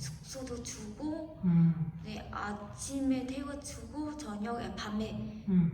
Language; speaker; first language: Korean; non-native, fluent; Vietnamese